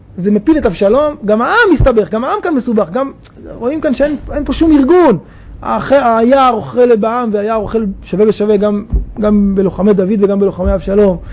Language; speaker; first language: Hebrew; native; Hebrew